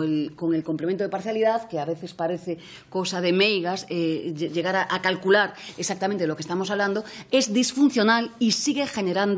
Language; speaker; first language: Spanish; native; Spanish